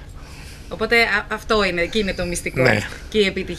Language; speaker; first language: Greek; native; Greek